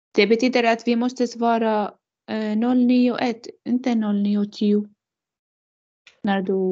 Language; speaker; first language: Swedish; non-native, learner; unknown